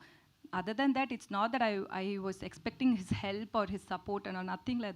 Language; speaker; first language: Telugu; non-native, learner; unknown